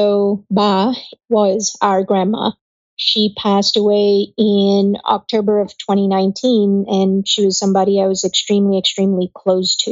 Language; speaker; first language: English; non-native, local second language; Gujarati